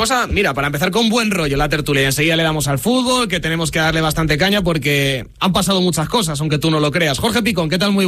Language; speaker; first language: Spanish; native; Spanish